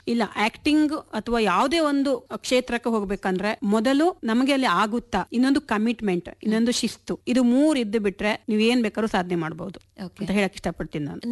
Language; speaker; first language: Kannada; non-native, local second language; Konkani